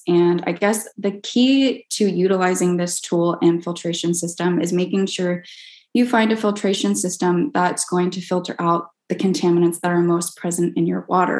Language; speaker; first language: English; native; English